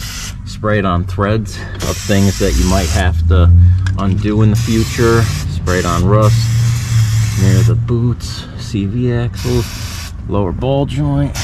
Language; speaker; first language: English; native; English